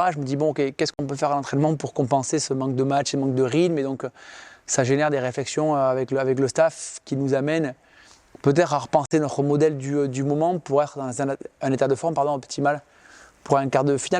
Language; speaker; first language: French; native; French